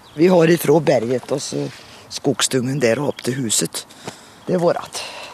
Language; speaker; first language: Swedish; native; Swedish